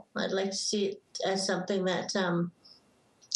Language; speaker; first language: English; native; English